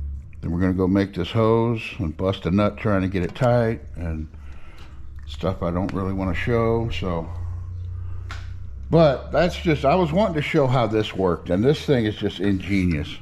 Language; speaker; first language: English; native; English